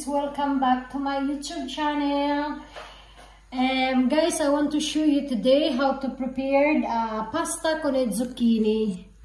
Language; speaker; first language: English; non-native, local second language; Filipino